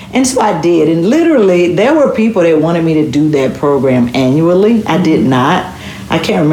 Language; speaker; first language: English; native; English